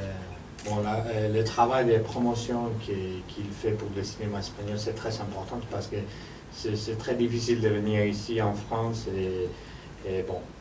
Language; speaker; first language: French; non-native, fluent; Spanish